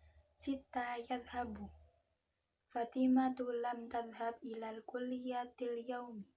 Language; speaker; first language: Arabic; non-native, learner; Indonesian